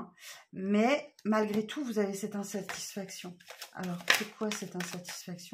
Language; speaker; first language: French; native; French